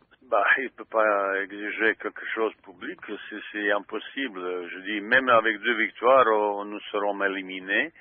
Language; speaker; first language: French; non-native, fluent; Bosnian